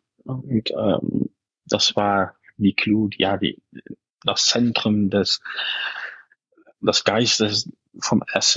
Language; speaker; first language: German; non-native, fluent; Dutch